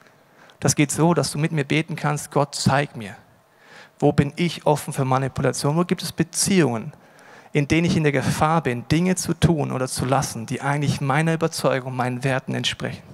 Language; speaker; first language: German; native; German